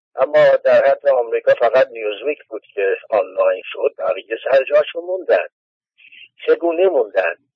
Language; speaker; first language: Persian; native; Persian